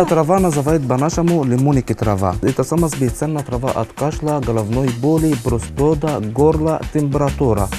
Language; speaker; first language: Russian; non-native, learner; Arabic